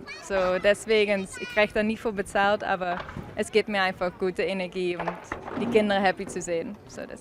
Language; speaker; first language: German; non-native, fluent; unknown